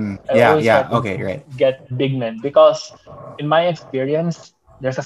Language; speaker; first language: English; non-native, local second language; Bikol